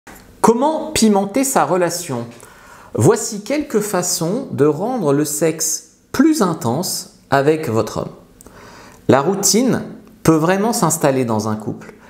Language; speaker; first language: French; native; French